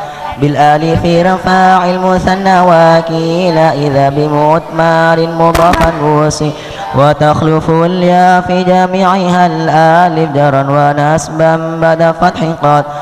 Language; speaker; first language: Arabic; non-native, learner; Javanese